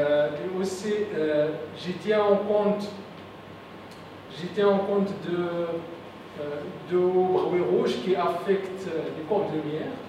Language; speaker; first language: French; non-native, local second language; Arabic